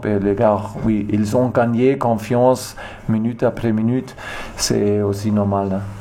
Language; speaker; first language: French; non-native, learner; German